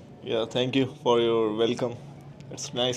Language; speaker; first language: English; non-native, local second language; Hindi